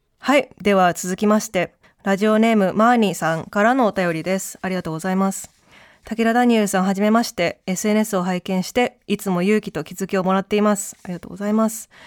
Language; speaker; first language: Japanese; early bilingual, heritage; Japanese